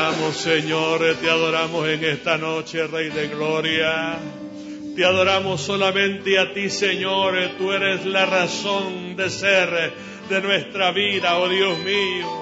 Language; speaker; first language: Spanish; native; Spanish